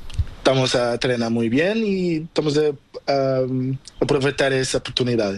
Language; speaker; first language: Spanish; non-native, learner; Portuguese